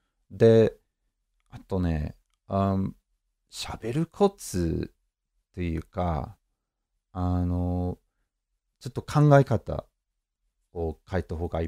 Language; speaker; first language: Japanese; non-native, fluent; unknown